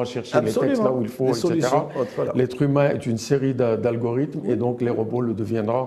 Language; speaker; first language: French; non-native, local second language; Arabic